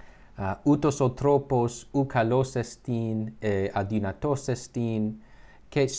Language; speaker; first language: Greek; non-native, learner; English